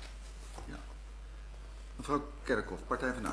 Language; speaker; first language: Dutch; native; Dutch